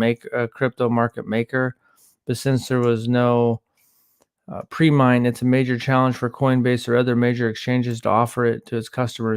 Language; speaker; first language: English; native; English